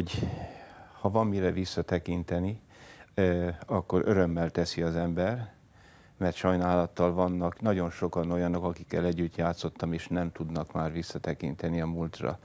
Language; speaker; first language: Hungarian; native; Hungarian